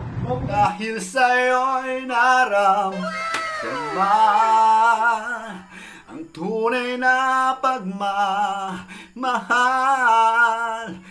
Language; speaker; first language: Filipino; non-native, local second language; Cebuano